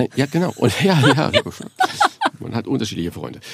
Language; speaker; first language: German; native; German